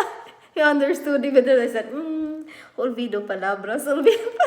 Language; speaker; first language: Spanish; non-native, learner; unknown